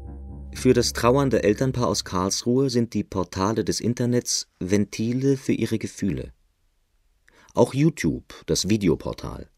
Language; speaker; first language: German; native; German